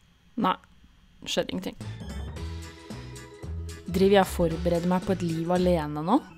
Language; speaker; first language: Norwegian; native; Norwegian